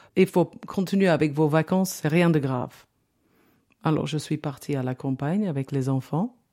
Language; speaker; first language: French; non-native, fluent; English